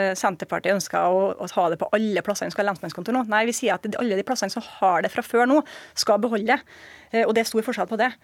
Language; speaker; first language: Norwegian; native; Norwegian